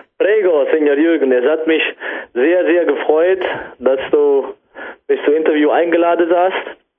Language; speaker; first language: German; non-native, fluent; Italian